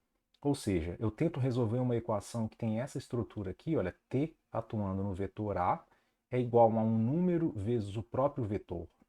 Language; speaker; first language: Portuguese; native; Portuguese